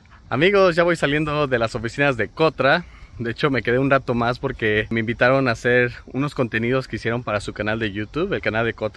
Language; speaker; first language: Spanish; native; Spanish